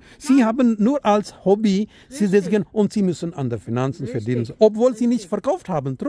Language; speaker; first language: German; non-native, learner; Urdu